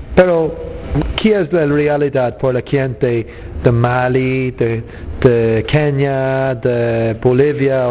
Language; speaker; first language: Spanish; non-native, learner; English